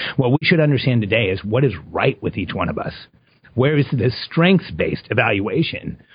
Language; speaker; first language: English; early bilingual, other home language; Spanish